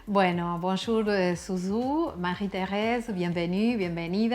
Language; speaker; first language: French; non-native, fluent; Spanish